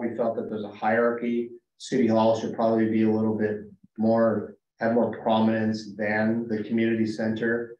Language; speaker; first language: English; native; English